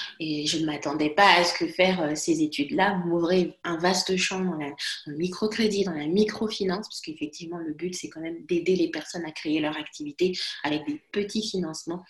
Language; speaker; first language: French; non-native, local second language; Lingala